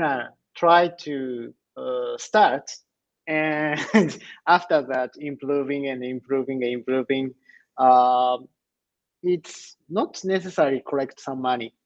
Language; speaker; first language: English; non-native, learner; Japanese